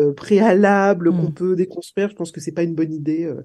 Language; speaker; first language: French; native; French